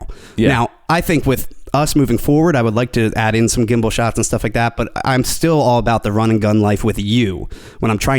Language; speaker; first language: English; native; English